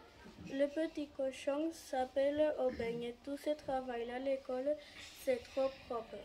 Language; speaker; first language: French; non-native, learner; Catalan